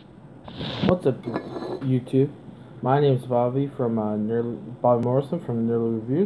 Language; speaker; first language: English; native; English